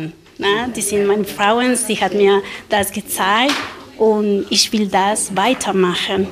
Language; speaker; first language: German; non-native, learner; Spanish